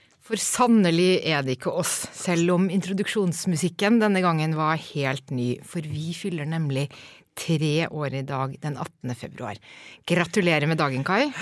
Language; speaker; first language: Norwegian; native; Norwegian